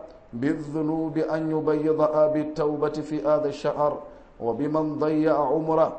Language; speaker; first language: Arabic; non-native, fluent; Hausa